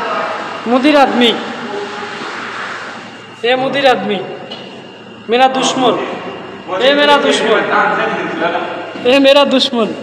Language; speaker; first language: Hindi; non-native, learner; Bangla